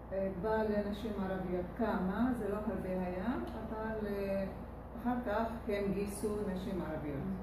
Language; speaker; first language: Hebrew; non-native, local second language; Arabic